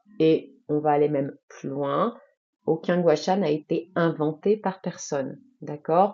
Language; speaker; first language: French; native; French